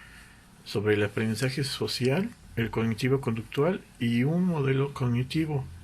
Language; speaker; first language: Spanish; native; Spanish